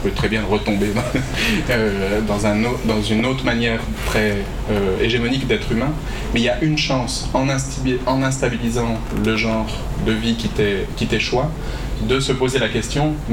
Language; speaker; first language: French; native; French